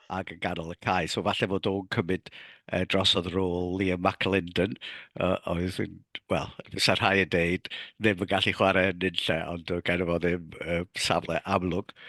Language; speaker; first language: Welsh; native; Welsh